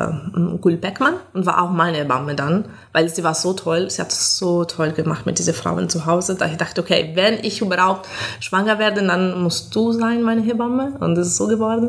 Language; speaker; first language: German; non-native, fluent; Italian